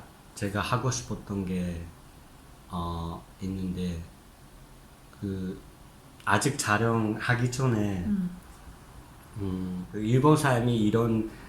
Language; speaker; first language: Korean; non-native, fluent; Japanese